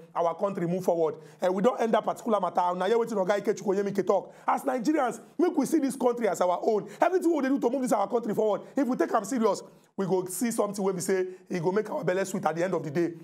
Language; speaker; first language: Nigerian Pidgin; native; Nigerian Pidgin